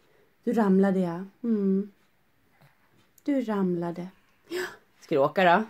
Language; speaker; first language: Swedish; native; Swedish